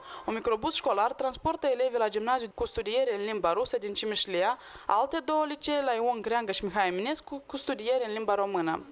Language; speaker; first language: Romanian; native; Romanian